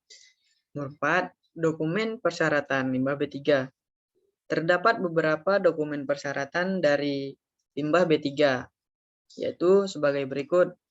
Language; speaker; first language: Indonesian; native; Indonesian